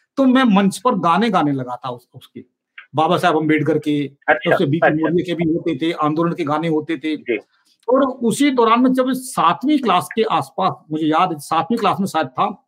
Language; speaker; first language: Hindi; native; Hindi